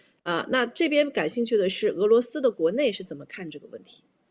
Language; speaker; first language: Chinese; native; Chinese